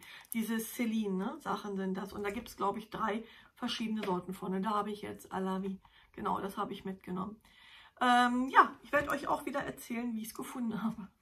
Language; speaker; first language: German; native; German